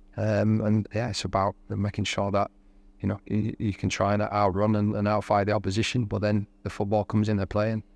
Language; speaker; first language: English; native; English